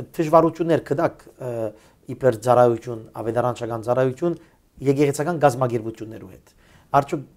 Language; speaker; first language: Armenian; early bilingual, heritage; Armenian